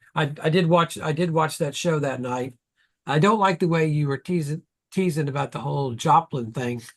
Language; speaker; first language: English; native; English